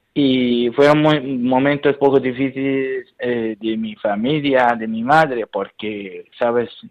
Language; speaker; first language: Spanish; non-native, learner; Arabic